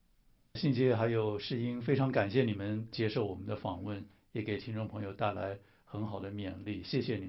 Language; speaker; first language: Chinese; native; Chinese